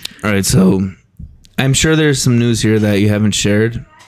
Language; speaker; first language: English; early bilingual, other home language; Spanish